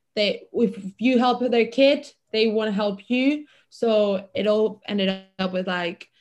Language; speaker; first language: English; non-native, fluent; Catalan